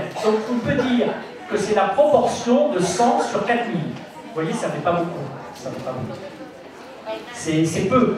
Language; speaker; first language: French; native; French